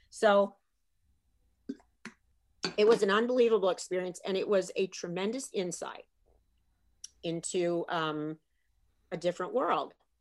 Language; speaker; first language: English; native; English